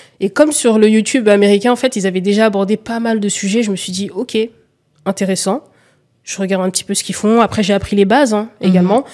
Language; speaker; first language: French; early bilingual, other home language; Lingala